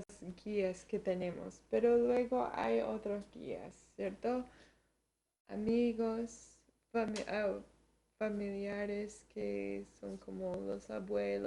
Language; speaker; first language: Spanish; early bilingual, heritage; Spanish